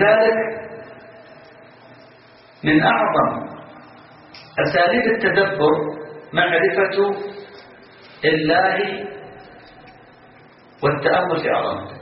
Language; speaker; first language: Arabic; native; Arabic